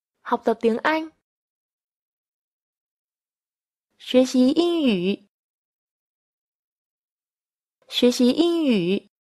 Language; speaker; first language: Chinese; non-native, fluent; Vietnamese